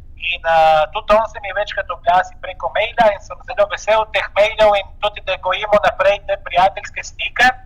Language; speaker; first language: Slovenian; native; Slovenian